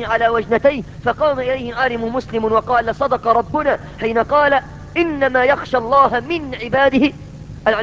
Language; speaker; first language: Arabic; native; Arabic